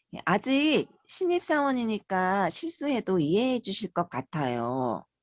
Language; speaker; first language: Korean; native; Korean